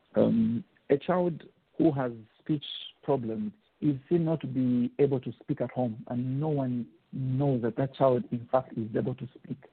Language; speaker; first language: English; non-native, local second language; Bemba